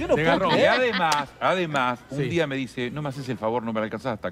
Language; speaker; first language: Spanish; native; Spanish